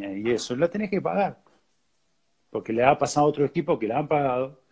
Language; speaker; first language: Spanish; native; Spanish